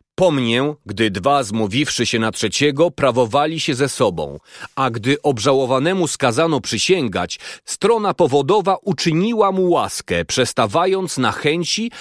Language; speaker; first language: Polish; native; Polish